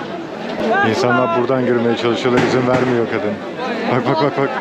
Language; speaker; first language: Turkish; native; Turkish